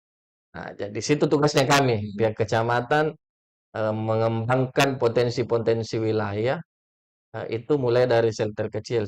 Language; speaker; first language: Indonesian; native; Indonesian